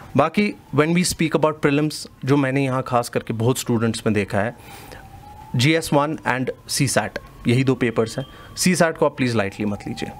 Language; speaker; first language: Hindi; non-native, local second language; Kashmiri